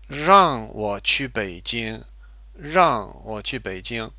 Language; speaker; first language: Chinese; non-native, fluent; English